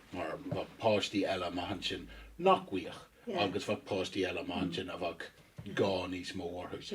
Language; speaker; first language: Irish; non-native, local second language; English